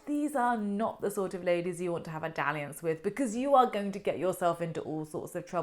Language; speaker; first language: English; native; English